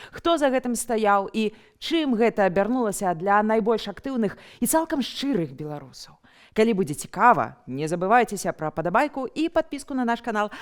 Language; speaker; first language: Belarusian; native; Belarusian